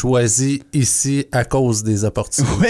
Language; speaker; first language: French; native; French